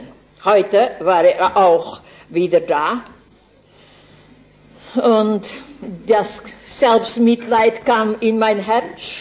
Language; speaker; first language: German; non-native, fluent; Dutch